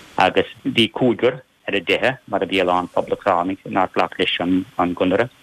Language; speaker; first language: Irish; native; Irish